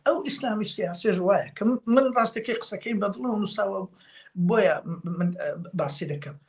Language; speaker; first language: Central Kurdish; native; Central Kurdish